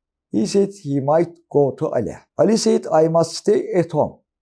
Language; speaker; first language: English; non-native, fluent; Turkish